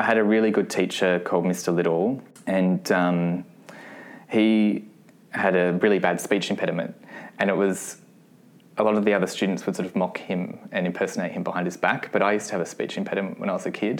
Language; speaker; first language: English; native; English